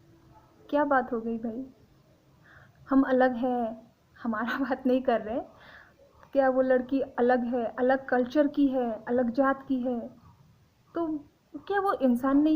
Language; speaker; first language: Hindi; non-native, local second language; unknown